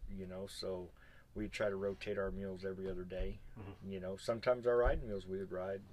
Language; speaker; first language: English; native; English